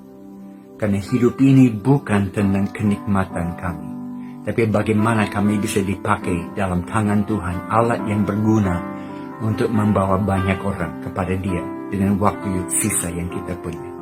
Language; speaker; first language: Indonesian; non-native, fluent; English